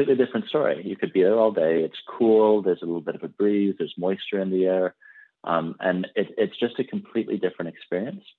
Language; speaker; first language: English; native; English